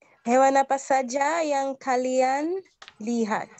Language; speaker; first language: Indonesian; non-native, learner; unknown